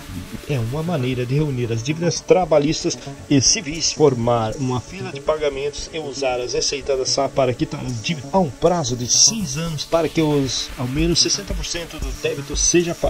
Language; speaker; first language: Portuguese; native; Portuguese